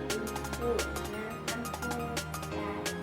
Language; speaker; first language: English; non-native, learner; Vietnamese